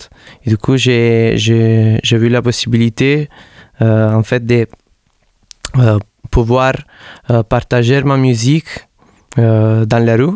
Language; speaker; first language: French; non-native, fluent; Italian